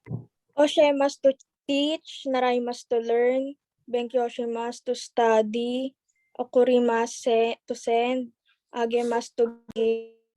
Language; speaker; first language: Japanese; non-native, learner; Filipino